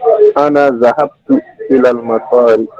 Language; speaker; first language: Arabic; non-native, learner; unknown